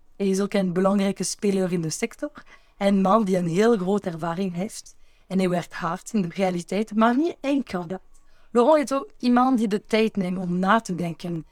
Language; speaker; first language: Dutch; non-native, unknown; French